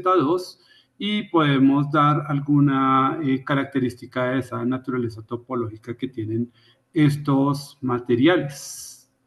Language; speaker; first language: Spanish; native; Spanish